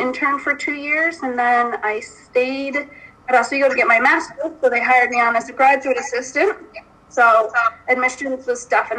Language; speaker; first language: English; native; English